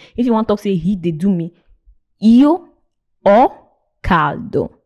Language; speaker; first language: English; non-native, local second language; Igbo